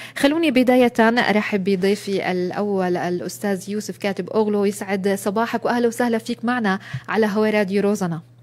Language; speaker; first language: Arabic; native; Arabic